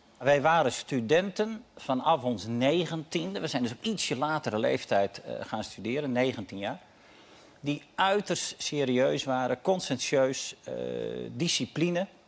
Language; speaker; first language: Dutch; native; Dutch